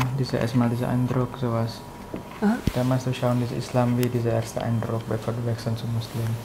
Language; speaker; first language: German; non-native, learner; Indonesian